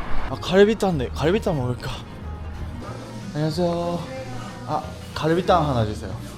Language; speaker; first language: Korean; non-native, fluent; Japanese